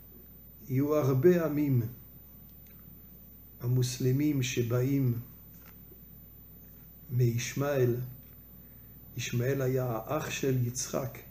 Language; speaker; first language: Hebrew; non-native, fluent; French